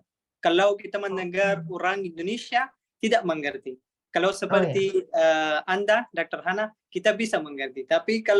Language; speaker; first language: Indonesian; non-native, learner; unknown